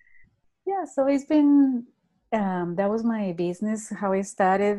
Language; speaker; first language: English; non-native, fluent; Spanish